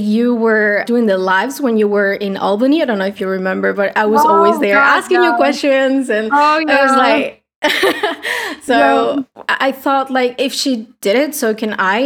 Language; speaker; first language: English; non-native, fluent; Spanish